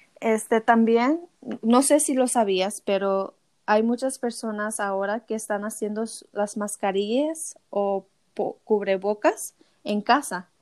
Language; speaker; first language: Spanish; early bilingual, heritage; Spanish